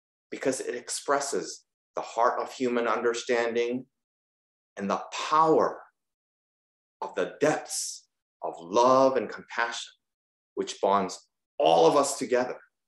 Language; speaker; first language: English; early bilingual, other home language; Japanese